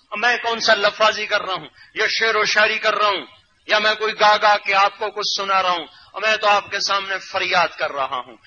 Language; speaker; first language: Urdu; native; Urdu